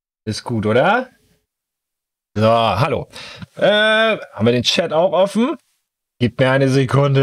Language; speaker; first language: German; native; German